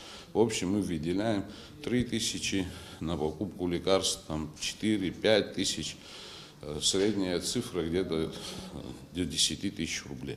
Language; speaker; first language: Russian; non-native, local second language; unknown